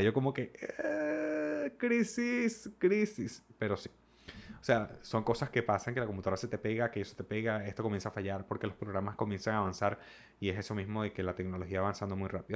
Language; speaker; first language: Spanish; native; Spanish